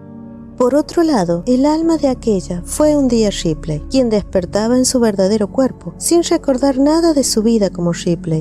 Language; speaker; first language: Spanish; native; Spanish